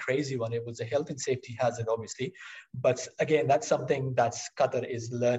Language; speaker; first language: English; non-native, local second language; Urdu